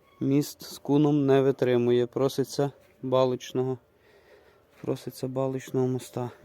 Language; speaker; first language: Ukrainian; native; Ukrainian